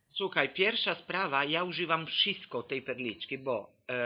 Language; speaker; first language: Polish; non-native, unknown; Italian